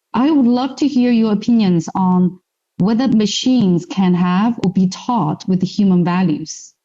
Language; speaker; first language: English; non-native, fluent; Chinese